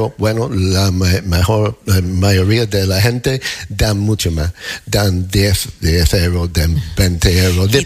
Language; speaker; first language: Spanish; non-native, learner; English